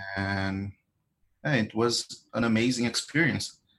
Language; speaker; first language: English; non-native, fluent; Portuguese